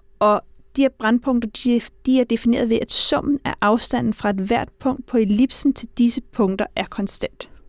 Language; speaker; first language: Danish; native; Danish